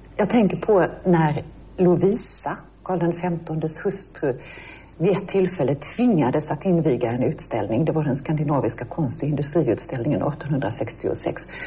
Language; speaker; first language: Swedish; native; Swedish